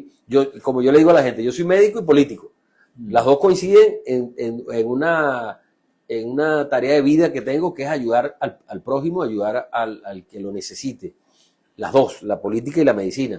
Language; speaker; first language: Spanish; native; Spanish